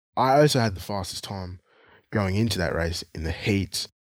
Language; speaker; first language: English; non-native, local second language; Swahili